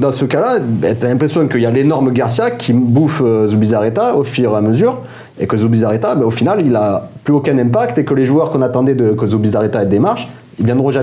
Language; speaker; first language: French; native; French